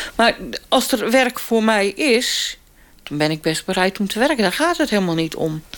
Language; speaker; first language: Dutch; native; Dutch